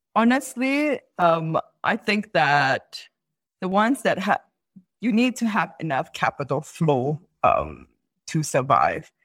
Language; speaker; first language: English; native; English